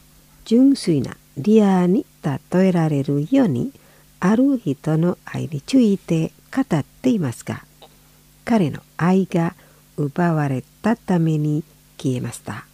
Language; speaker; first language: Japanese; non-native, fluent; Indonesian